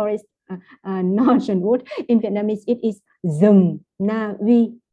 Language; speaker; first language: English; non-native, fluent; Vietnamese